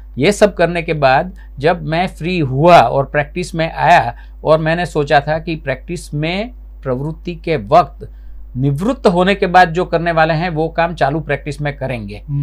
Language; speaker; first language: Hindi; non-native, local second language; Gujarati